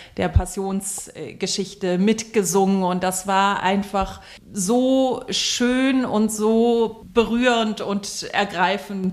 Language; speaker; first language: German; native; German